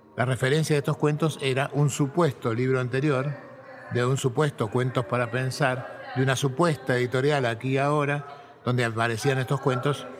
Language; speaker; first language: Spanish; native; Spanish